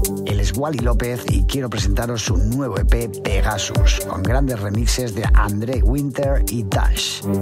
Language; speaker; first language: Spanish; native; Spanish